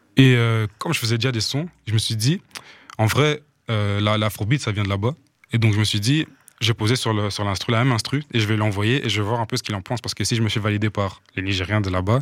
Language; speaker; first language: French; non-native, local second language; Rundi